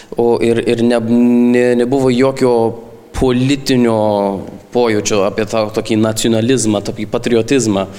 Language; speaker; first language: Lithuanian; early bilingual, heritage; Lithuanian